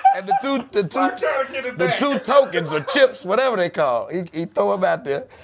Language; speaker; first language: English; native; English